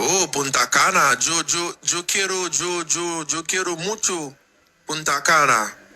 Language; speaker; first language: Spanish; non-native, learner; Haitian Creole